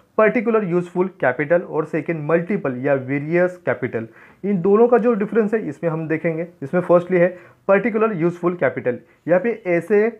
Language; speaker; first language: Hindi; non-native, local second language; Marathi